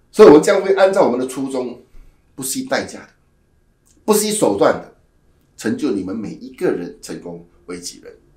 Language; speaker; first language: Chinese; native; Chinese